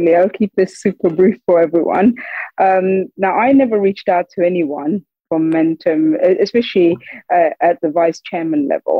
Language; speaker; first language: English; native; English